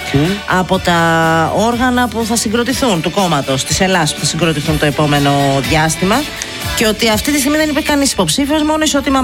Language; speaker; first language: Greek; native; Greek